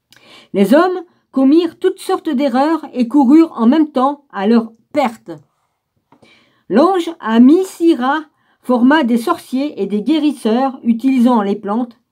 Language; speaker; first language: French; native; French